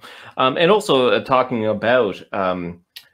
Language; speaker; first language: English; native; English